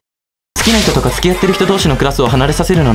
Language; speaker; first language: Japanese; native; Japanese